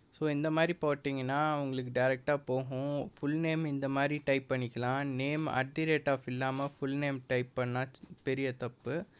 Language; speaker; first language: Tamil; non-native, local second language; Telugu